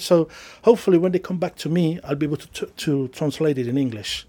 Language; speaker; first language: English; non-native, fluent; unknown